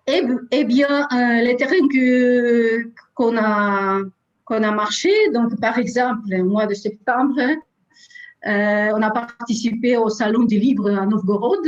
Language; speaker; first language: French; non-native, fluent; Russian